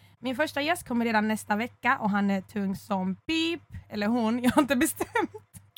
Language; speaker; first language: Swedish; early bilingual, other home language; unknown